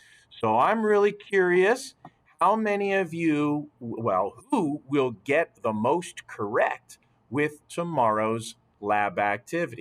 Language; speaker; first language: English; native; English